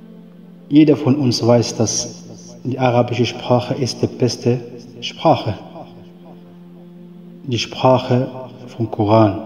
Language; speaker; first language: German; non-native, fluent; Arabic